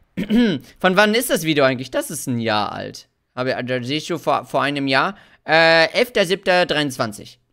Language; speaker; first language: German; early bilingual, other home language; Hungarian